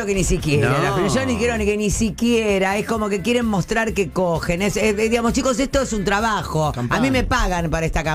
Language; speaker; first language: Spanish; native; Spanish